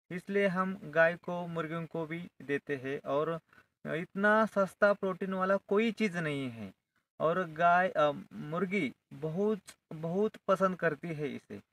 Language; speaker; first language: Hindi; non-native, local second language; Marathi